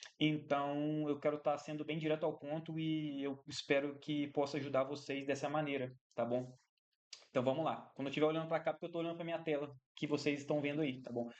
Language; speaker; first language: Portuguese; native; Portuguese